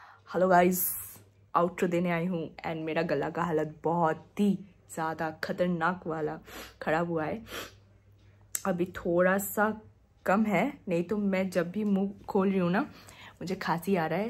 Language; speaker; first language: Hindi; non-native, local second language; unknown